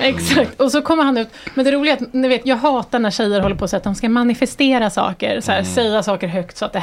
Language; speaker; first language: Swedish; native; Swedish